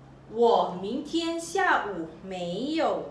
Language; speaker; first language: Chinese; non-native, local second language; Malay